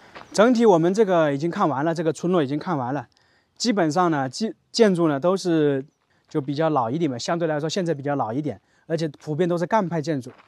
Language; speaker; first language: Chinese; native; Chinese